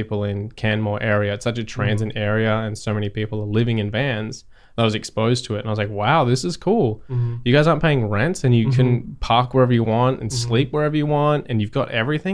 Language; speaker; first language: English; native; English